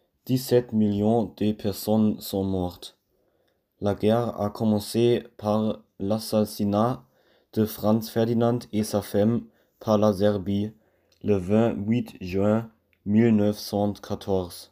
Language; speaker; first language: French; non-native, learner; German